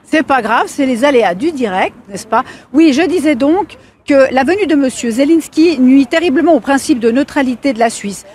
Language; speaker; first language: French; native; French